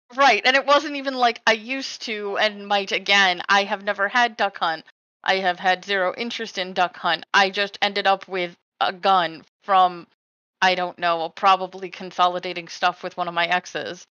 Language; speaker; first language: English; native; English